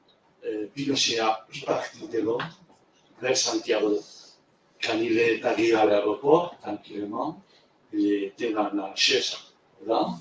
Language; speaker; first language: French; non-native, fluent; Spanish